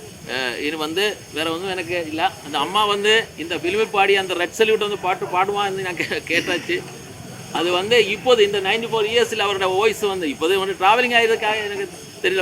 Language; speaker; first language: Tamil; non-native, learner; Malayalam